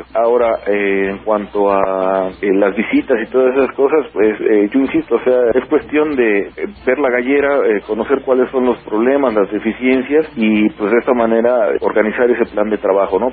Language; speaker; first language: Spanish; native; Spanish